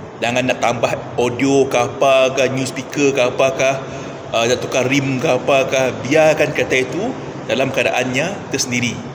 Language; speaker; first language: Malay; non-native, local second language; Iban